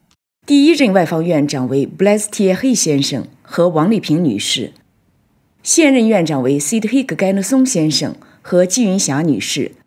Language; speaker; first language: Chinese; native; Chinese